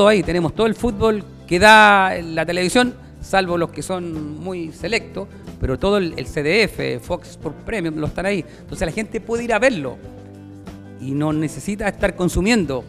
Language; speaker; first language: Spanish; native; Spanish